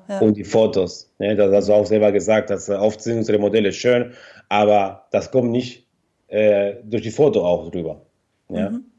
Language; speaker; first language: German; non-native, fluent; Spanish